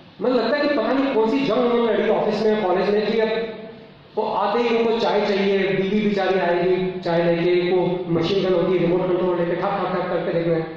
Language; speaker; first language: Hindi; native; Hindi